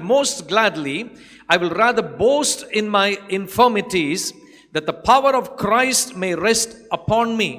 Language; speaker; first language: English; non-native, local second language; Tamil